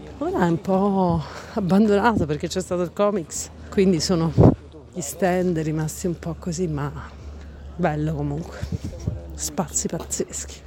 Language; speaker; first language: Italian; native; Italian